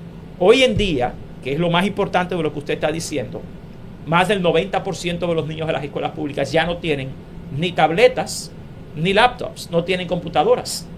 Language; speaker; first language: Spanish; native; Spanish